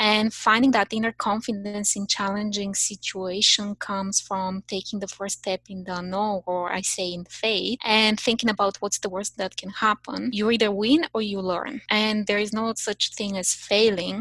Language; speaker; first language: English; non-native, fluent; Bulgarian